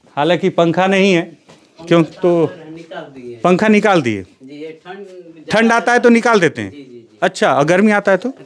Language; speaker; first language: Hindi; native; Hindi